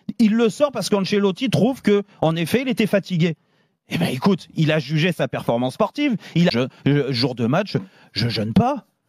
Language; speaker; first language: French; native; French